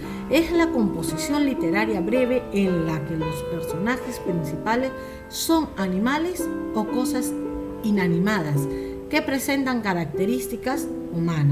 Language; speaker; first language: Spanish; native; Spanish